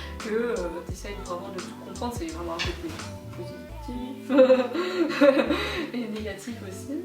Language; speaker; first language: French; native; French